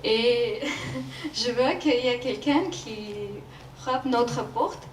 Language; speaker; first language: French; non-native, learner; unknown